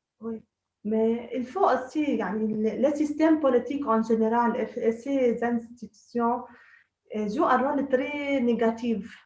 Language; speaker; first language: French; non-native, local second language; Arabic